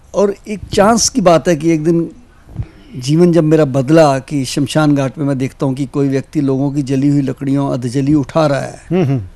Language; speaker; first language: Hindi; native; Hindi